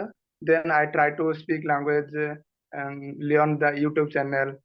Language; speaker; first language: English; non-native, learner; Odia